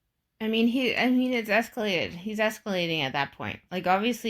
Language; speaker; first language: English; native; English